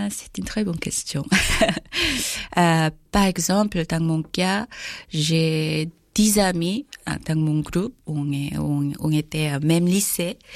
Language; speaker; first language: French; non-native, fluent; Korean